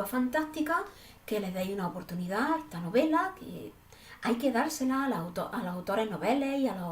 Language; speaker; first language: Spanish; native; Spanish